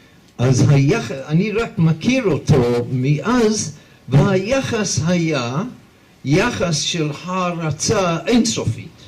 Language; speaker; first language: Hebrew; non-native, fluent; English